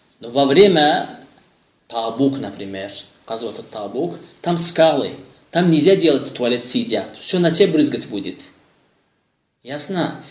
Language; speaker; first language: Russian; non-native, local second language; Azerbaijani